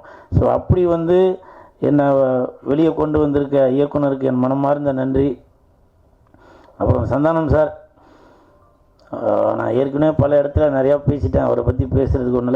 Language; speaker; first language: Tamil; native; Tamil